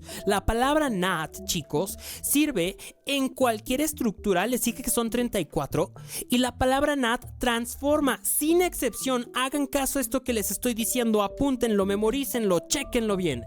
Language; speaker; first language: Spanish; native; Spanish